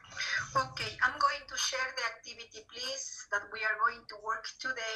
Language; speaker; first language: English; non-native, fluent; Spanish